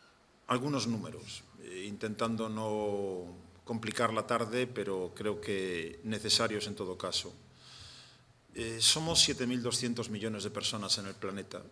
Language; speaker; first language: Spanish; native; Spanish